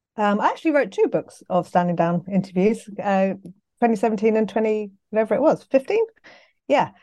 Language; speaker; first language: English; native; English